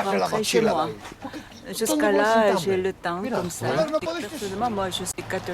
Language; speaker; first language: French; non-native, learner; Korean